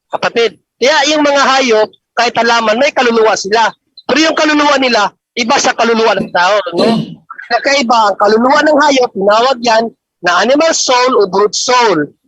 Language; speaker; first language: Filipino; non-native, local second language; Cebuano